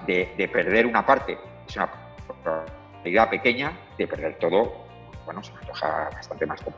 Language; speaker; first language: Spanish; native; Spanish